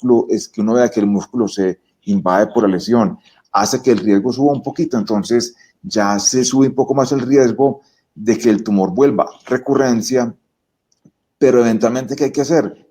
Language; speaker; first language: Spanish; native; Spanish